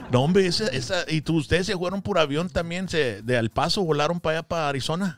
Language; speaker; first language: Spanish; early bilingual, heritage; Spanish